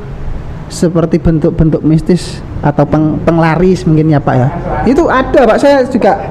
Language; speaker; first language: Indonesian; native; Indonesian